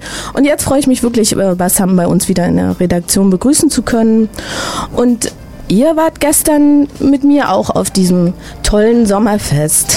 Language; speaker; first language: German; native; German